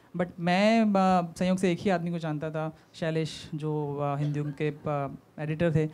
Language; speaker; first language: Hindi; native; Hindi